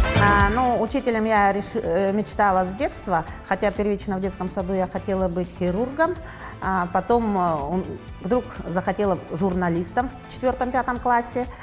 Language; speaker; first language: Russian; native; Russian